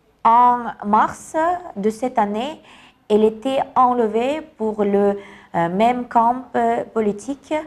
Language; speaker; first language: French; non-native, learner; Kazakh